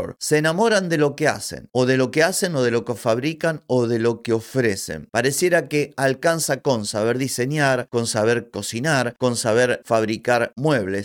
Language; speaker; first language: Spanish; native; Spanish